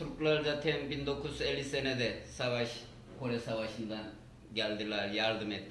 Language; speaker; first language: Turkish; non-native, learner; Korean